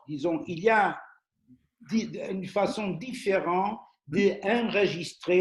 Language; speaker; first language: French; non-native, fluent; Portuguese